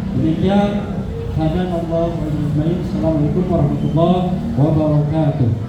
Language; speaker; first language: Indonesian; native; Indonesian